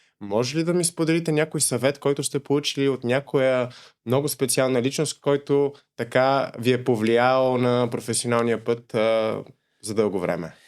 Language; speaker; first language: Bulgarian; native; Bulgarian